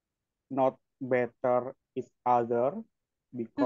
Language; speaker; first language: English; non-native, learner; Indonesian